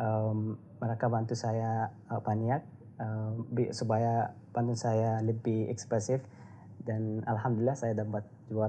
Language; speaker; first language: Indonesian; non-native, learner; Arabic